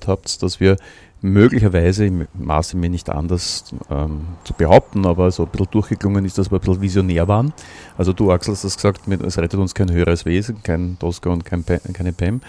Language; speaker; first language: German; native; German